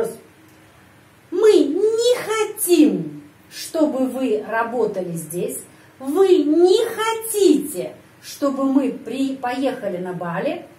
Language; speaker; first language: Russian; early bilingual, heritage; Russian